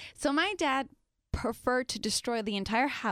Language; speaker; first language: English; non-native, fluent; Spanish